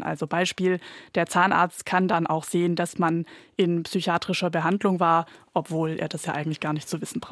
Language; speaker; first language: German; native; German